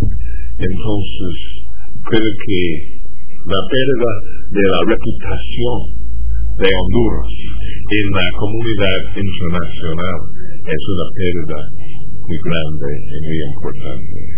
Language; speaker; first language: Spanish; non-native, fluent; English